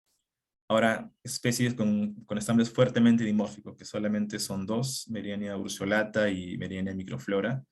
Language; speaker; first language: Spanish; native; Spanish